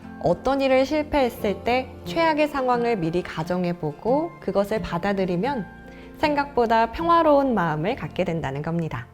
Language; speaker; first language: Korean; native; Korean